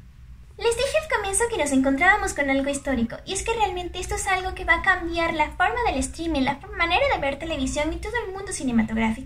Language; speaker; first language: Spanish; native; Spanish